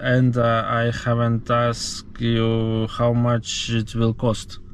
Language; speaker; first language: English; non-native, learner; Ukrainian